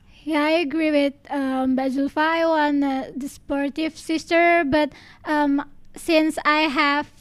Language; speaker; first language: English; non-native, learner; Indonesian